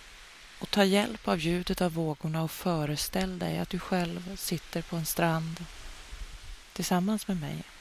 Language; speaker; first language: Swedish; native; Swedish